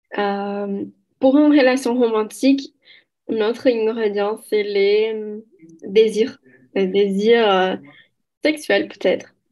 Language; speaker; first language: French; non-native, learner; Portuguese